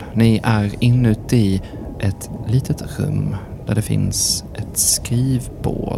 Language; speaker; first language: Swedish; native; Swedish